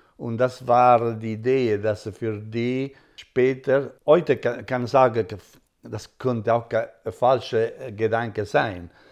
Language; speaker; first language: German; non-native, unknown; Italian